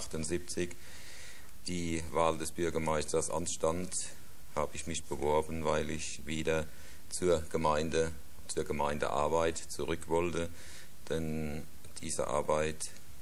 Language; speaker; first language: German; native; German